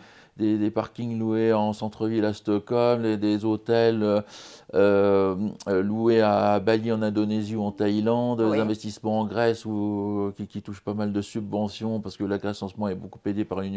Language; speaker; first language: French; native; French